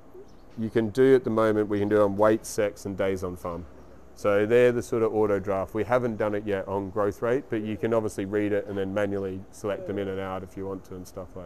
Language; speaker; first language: English; native; English